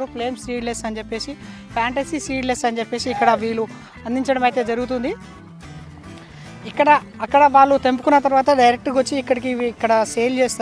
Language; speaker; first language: Telugu; native; Telugu